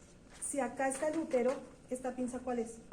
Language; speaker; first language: Spanish; native; Spanish